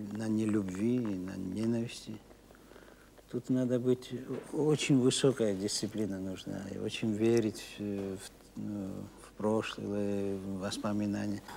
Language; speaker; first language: Russian; non-native, local second language; Georgian